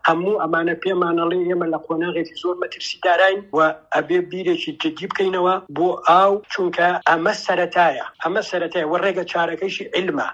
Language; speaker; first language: Central Kurdish; native; Central Kurdish